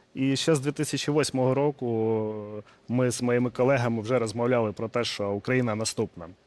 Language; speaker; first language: Ukrainian; non-native, local second language; Russian